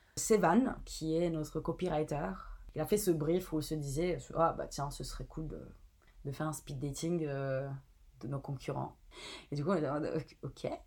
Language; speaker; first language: French; non-native, fluent; Italian